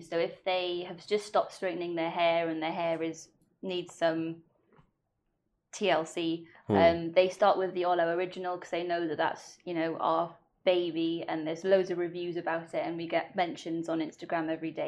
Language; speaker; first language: English; non-native, local second language; Welsh